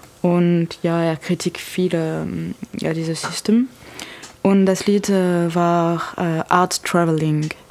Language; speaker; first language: German; non-native, learner; French